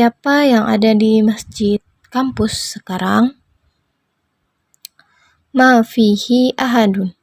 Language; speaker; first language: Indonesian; native; Indonesian